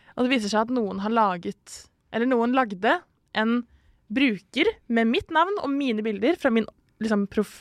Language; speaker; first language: Norwegian; native; Norwegian